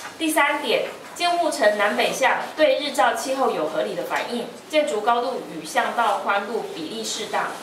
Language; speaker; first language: Chinese; native; Chinese